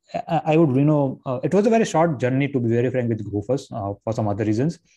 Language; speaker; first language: English; non-native, local second language; Gujarati